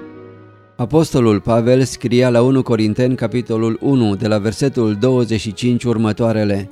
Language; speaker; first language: Romanian; native; Romanian